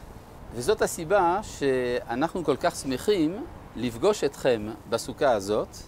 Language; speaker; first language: Hebrew; non-native, fluent; French